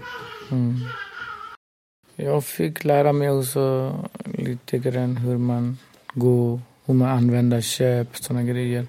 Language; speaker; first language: Swedish; non-native, local second language; Burmese